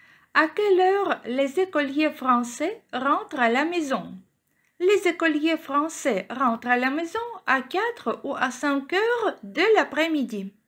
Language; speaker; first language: French; non-native, fluent; Ukrainian